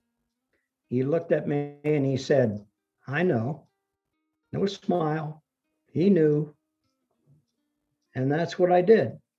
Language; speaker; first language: English; early bilingual, other home language; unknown